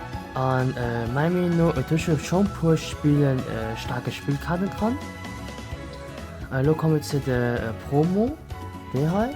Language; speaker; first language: German; non-native, local second language; Luxembourgish